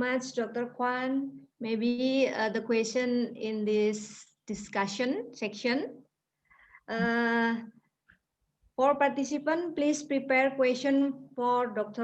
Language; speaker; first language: English; non-native, fluent; Indonesian